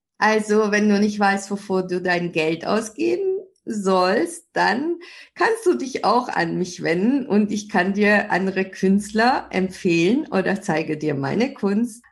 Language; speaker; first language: German; early bilingual, other home language; Hungarian